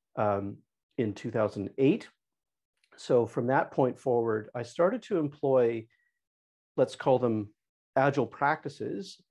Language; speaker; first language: English; native; English